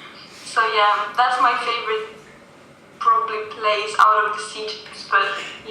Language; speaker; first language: English; non-native, fluent; Russian